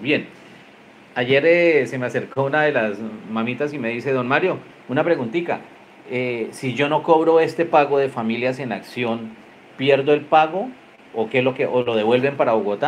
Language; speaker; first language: Spanish; native; Spanish